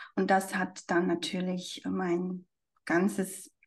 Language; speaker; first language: German; non-native, fluent; Russian